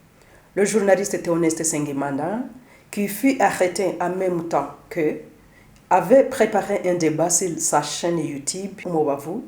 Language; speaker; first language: French; non-native, local second language; Kinyarwanda